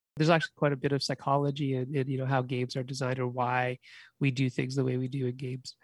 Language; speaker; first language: English; native; English